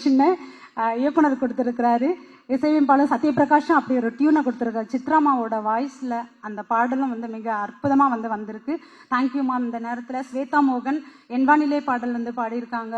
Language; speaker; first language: Tamil; native; Tamil